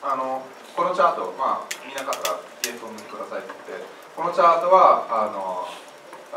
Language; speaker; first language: Japanese; non-native, fluent; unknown